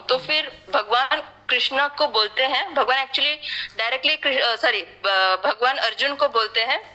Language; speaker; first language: Hindi; native; Hindi